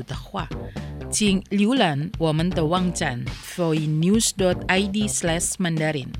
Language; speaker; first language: Chinese; early bilingual, heritage; Chinese